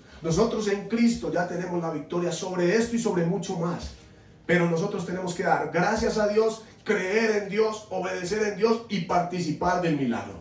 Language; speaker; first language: Spanish; native; Spanish